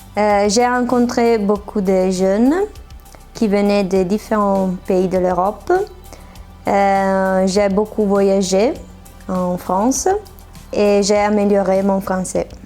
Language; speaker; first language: French; non-native, fluent; Italian